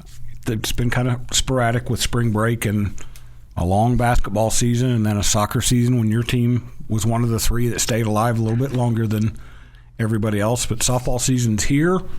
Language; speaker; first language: English; native; English